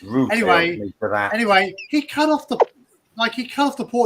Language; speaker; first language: English; native; English